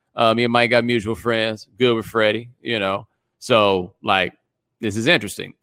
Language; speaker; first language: English; native; English